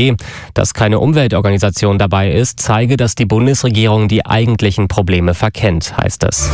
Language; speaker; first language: German; native; German